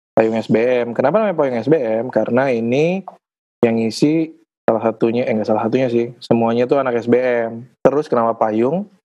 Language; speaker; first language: Indonesian; native; Indonesian